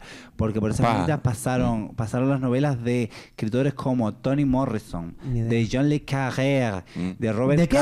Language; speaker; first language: Spanish; native; Spanish